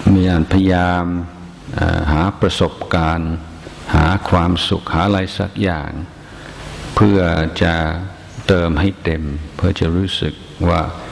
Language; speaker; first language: Thai; non-native, fluent; English